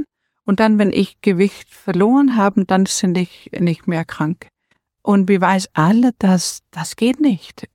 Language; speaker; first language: German; non-native, learner; Danish